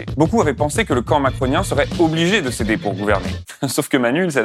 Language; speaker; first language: French; native; French